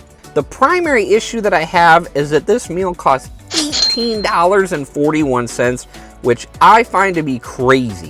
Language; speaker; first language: English; native; English